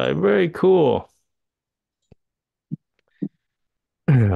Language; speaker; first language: English; non-native, fluent; Vietnamese